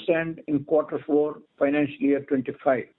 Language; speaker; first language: English; non-native, local second language; Telugu